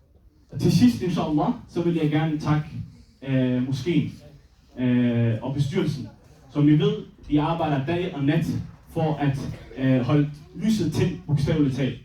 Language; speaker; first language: Danish; early bilingual, other home language; Somali